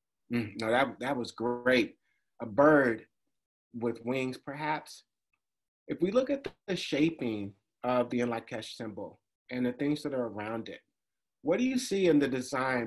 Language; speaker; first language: English; native; English